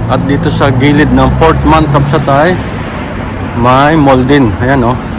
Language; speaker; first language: Filipino; non-native, local second language; Iloko